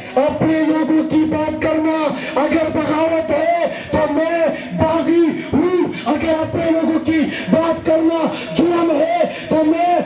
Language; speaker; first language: Urdu; non-native, local second language; Pashto